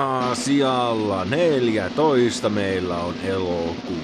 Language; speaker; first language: Finnish; native; Finnish